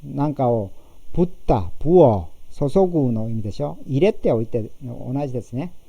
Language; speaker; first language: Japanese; non-native, fluent; Korean